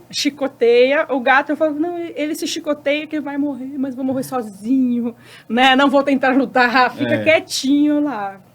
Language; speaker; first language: Portuguese; native; Portuguese